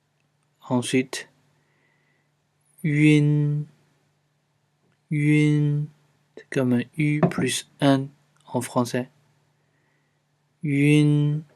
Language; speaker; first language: French; non-native, fluent; Chinese